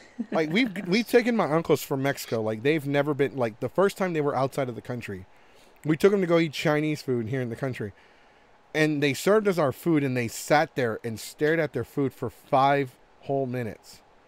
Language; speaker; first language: English; native; English